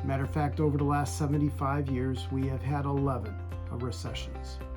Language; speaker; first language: English; native; English